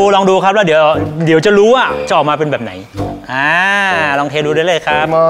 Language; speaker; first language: Thai; native; Thai